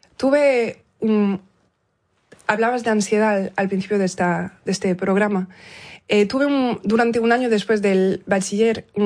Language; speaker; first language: Spanish; early bilingual, heritage; Spanish